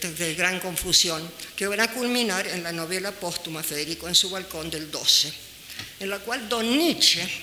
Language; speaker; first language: Spanish; native; Spanish